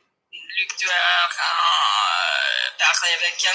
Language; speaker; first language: French; non-native, learner; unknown